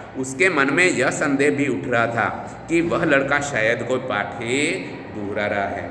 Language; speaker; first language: Hindi; non-native, local second language; Gujarati